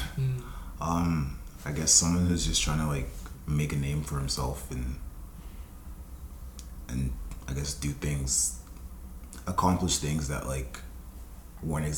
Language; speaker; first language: English; non-native, local second language; Yoruba